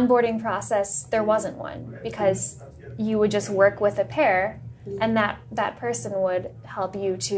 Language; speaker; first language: English; native; English